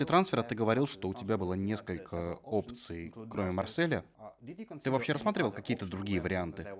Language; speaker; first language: Russian; native; Russian